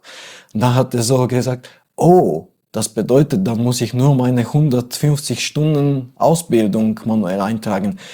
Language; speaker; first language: German; non-native, fluent; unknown